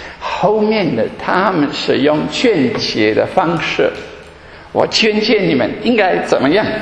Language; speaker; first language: Chinese; non-native, fluent; German